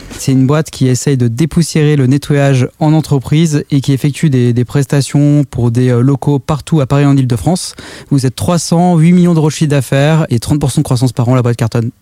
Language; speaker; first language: French; native; French